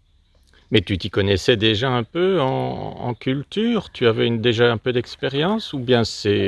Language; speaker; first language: French; native; French